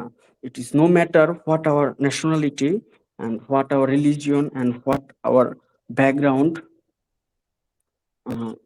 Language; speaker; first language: English; non-native, learner; Bangla